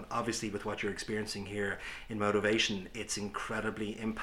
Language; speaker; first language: English; native; English